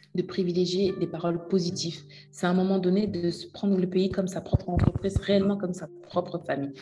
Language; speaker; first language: French; native; French